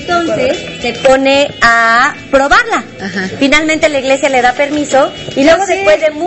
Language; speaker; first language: Spanish; native; Spanish